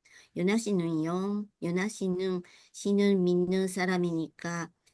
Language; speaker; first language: Korean; non-native, learner; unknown